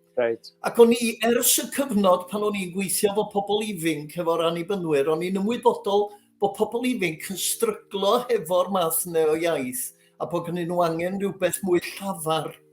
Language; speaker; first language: Welsh; native; Welsh